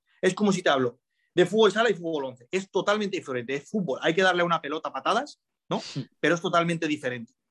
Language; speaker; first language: Spanish; early bilingual, other home language; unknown